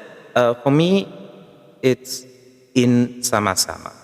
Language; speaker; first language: English; non-native, fluent; German